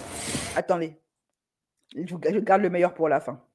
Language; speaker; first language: French; native; French